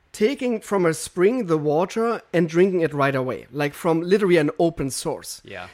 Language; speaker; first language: English; non-native, fluent; German